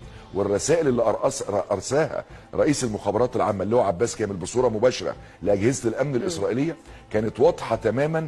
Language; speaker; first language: Arabic; native; Arabic